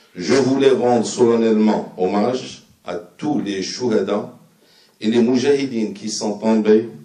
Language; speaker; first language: French; non-native, local second language; Arabic